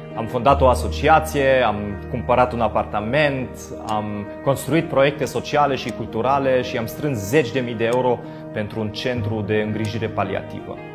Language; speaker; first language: Romanian; non-native, fluent; German